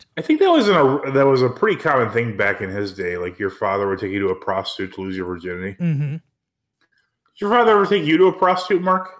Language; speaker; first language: English; early bilingual, other home language; Lithuanian